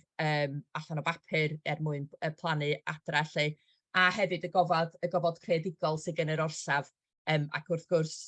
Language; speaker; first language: Welsh; native; Welsh